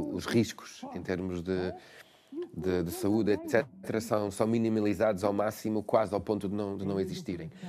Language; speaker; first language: Portuguese; non-native, fluent; English